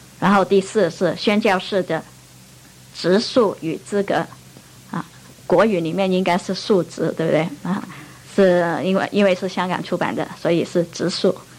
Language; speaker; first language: Chinese; non-native, local second language; Cantonese